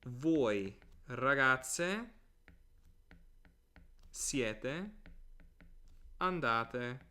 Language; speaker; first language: Italian; non-native, fluent; English